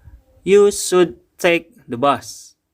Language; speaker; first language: English; non-native, fluent; Indonesian